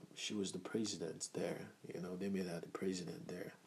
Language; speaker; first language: English; non-native, local second language; Igbo